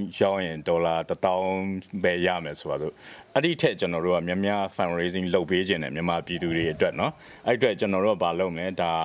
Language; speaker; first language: Burmese; native; Burmese